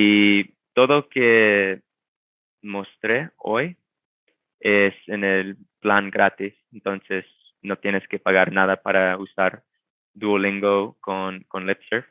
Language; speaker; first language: Spanish; non-native, fluent; English